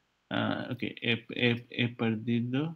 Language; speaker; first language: Spanish; non-native, learner; English